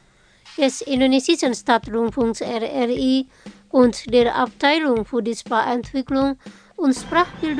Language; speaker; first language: German; non-native, fluent; Indonesian